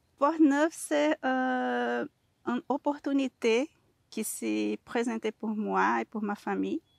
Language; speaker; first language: French; non-native, learner; Portuguese